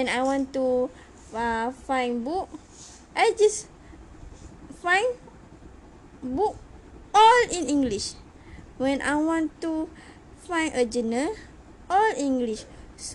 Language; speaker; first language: English; non-native, local second language; Malay